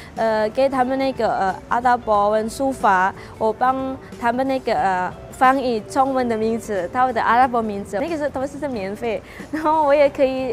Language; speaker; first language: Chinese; non-native, learner; Indonesian